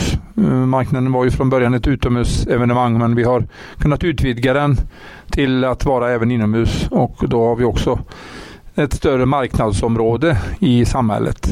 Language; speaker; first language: Swedish; native; Swedish